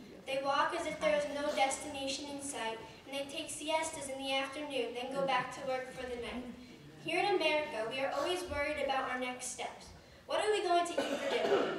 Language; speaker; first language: English; native; English